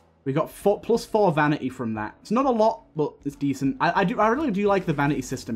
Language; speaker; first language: English; native; English